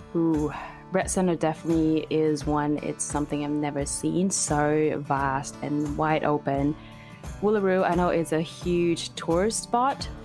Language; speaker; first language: English; non-native, fluent; Chinese